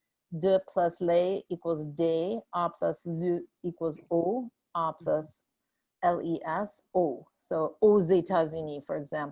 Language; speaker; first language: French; non-native, fluent; English